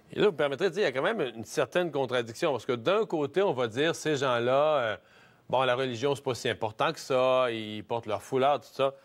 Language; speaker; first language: French; native; French